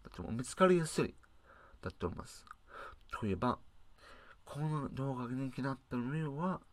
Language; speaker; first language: Japanese; non-native, learner; English